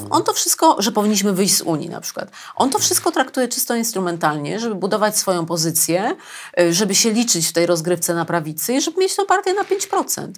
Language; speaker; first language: Polish; native; Polish